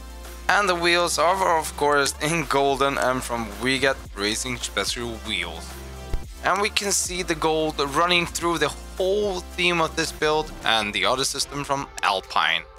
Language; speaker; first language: English; non-native, fluent; Swedish